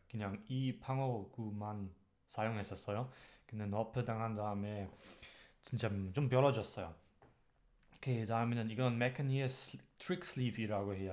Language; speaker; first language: Korean; non-native, learner; German